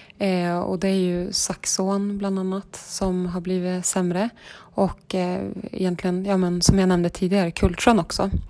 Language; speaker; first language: Swedish; native; Swedish